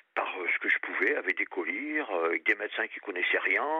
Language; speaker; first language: French; native; French